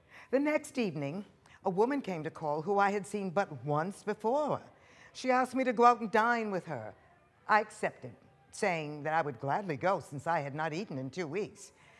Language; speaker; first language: English; native; English